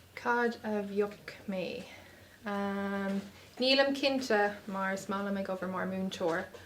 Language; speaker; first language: Irish; non-native, local second language; English